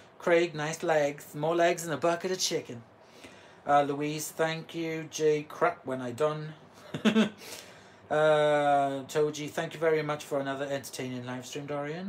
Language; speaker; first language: English; native; English